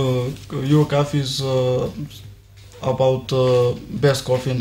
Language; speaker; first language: English; non-native, learner; Serbian